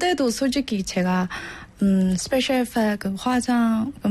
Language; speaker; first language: Korean; non-native, learner; Burmese